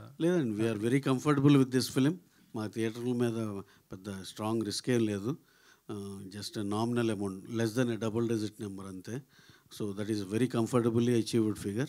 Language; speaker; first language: Telugu; native; Telugu